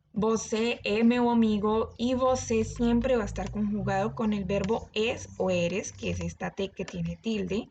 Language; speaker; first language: Portuguese; non-native, learner; Spanish